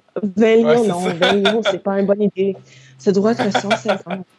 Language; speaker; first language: French; non-native, local second language; English